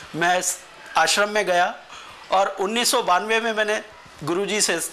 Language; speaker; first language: Hindi; non-native, local second language; Sindhi